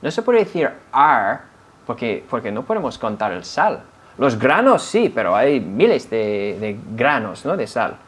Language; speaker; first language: Spanish; non-native, fluent; English